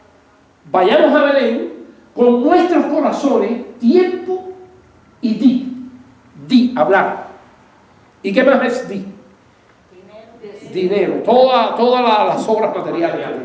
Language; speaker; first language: Spanish; native; Spanish